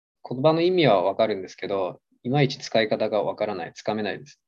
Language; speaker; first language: Japanese; native; Japanese